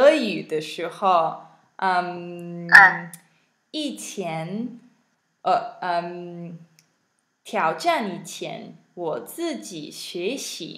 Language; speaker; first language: Chinese; non-native, learner; English